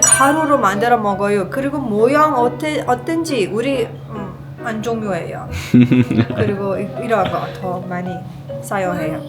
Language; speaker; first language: Korean; non-native, learner; Persian